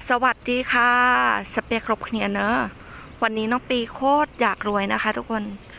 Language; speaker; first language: Thai; native; Thai